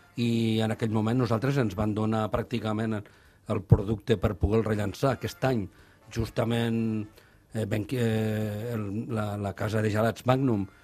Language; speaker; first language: Catalan; native; Catalan